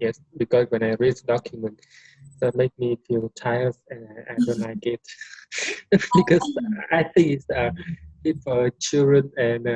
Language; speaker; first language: English; non-native, learner; Vietnamese